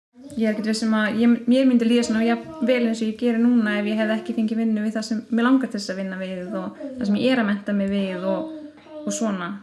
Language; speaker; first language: Icelandic; native; Icelandic